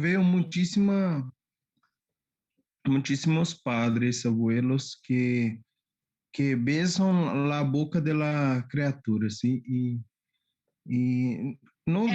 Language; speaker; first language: Spanish; non-native, learner; Portuguese